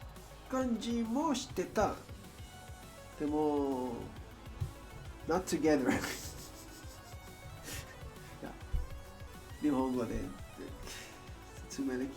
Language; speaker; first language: Japanese; non-native, learner; Spanish